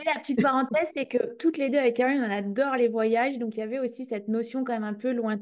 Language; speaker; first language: French; native; French